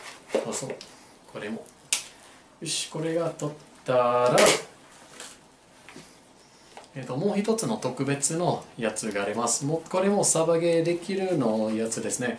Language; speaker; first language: Japanese; non-native, learner; English